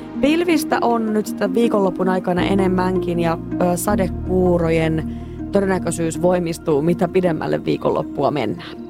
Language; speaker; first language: Finnish; native; Finnish